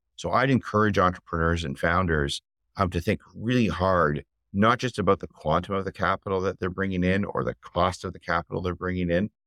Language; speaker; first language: English; native; English